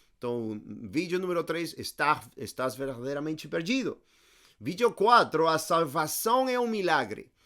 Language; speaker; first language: Portuguese; non-native, fluent; Spanish